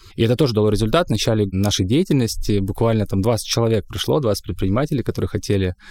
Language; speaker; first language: Russian; native; Russian